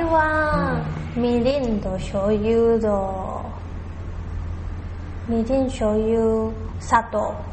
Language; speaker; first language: Japanese; non-native, learner; Chinese